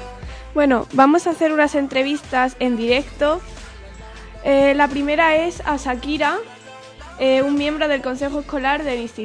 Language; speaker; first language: Spanish; native; Spanish